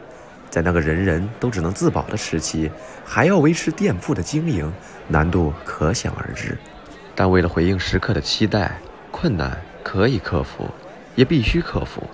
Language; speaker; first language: Chinese; native; Chinese